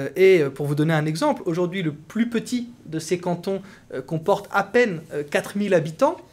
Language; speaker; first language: French; native; French